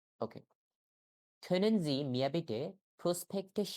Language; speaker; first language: German; non-native, learner; Bangla